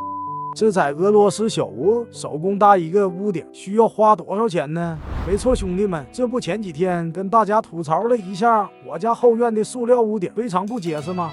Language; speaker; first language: Chinese; native; Chinese